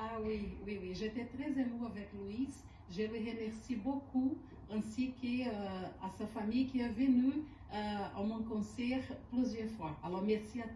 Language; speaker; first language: French; non-native, fluent; Portuguese